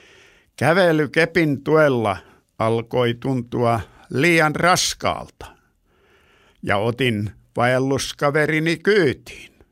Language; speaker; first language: Finnish; native; Finnish